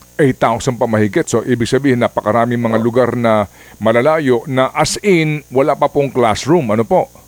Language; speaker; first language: Filipino; non-native, local second language; Waray